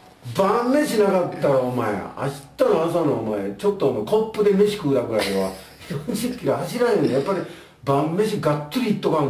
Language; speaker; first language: Japanese; native; Japanese